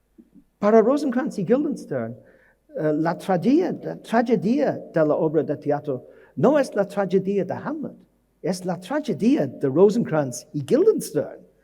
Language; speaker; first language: Spanish; non-native, learner; English